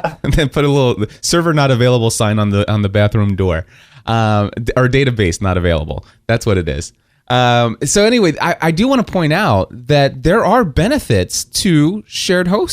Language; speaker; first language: English; native; English